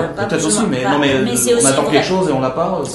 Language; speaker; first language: French; native; French